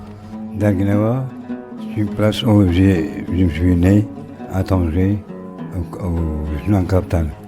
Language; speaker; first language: French; non-native, local second language; Arabic